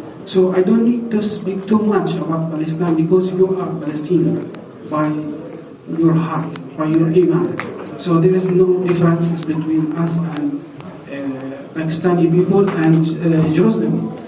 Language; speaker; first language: English; non-native, fluent; Arabic